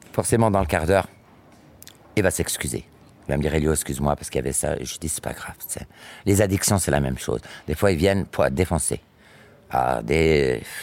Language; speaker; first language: French; native; French